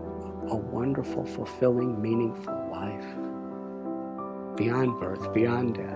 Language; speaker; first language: English; native; English